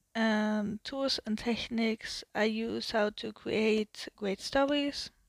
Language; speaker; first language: English; non-native, learner; German